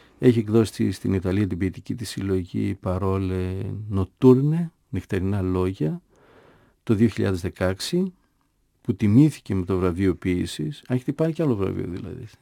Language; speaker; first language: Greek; native; Greek